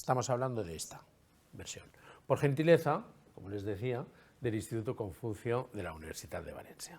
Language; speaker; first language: Spanish; native; Spanish